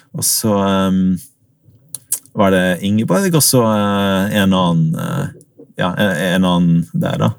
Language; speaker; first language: Norwegian; early bilingual, other home language; English